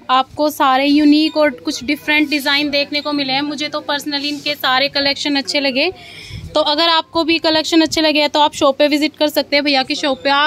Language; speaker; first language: Hindi; native; Hindi